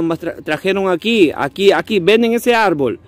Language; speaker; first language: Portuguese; non-native, learner; Spanish